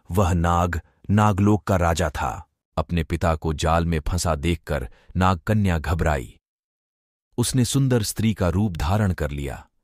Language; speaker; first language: Hindi; non-native, local second language; Gujarati